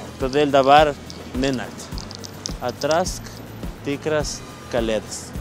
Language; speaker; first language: Lithuanian; non-native, learner; Spanish